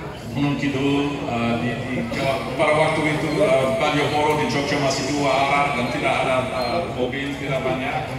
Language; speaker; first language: Indonesian; non-native, fluent; English